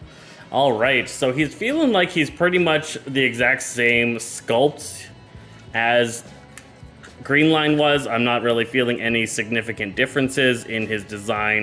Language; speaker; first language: English; native; English